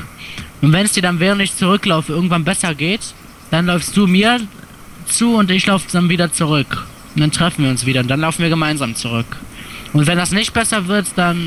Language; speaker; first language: German; native; German